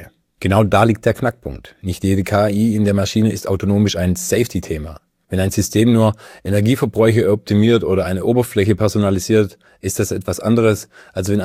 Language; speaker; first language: German; native; German